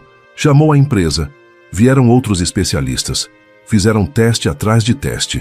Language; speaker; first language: Portuguese; native; Portuguese